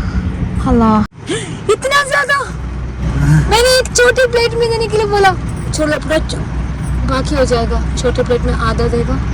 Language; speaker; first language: Hindi; non-native, local second language; Malayalam